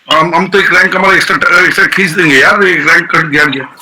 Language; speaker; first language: Hindi; non-native, local second language; Bangla